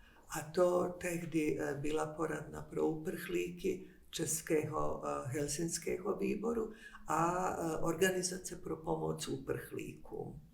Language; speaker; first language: Czech; non-native, fluent; Bosnian